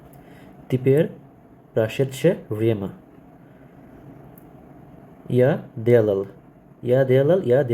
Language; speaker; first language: Russian; non-native, learner; Bangla